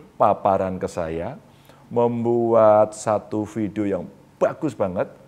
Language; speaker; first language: Indonesian; native; Indonesian